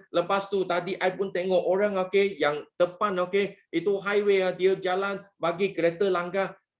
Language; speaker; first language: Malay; non-native, local second language; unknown